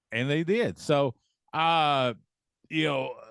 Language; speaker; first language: English; native; English